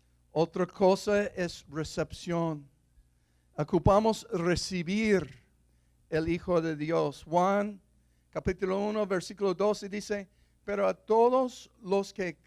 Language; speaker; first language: Spanish; non-native, fluent; English